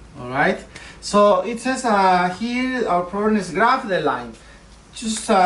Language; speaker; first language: English; non-native, learner; Spanish